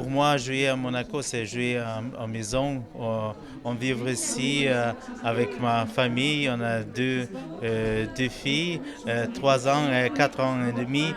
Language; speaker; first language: French; non-native, learner; Russian